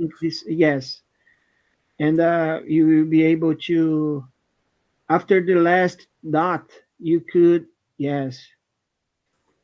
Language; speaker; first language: English; non-native, fluent; Portuguese